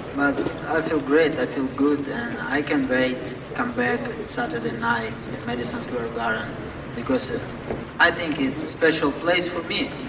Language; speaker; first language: English; non-native, fluent; Ukrainian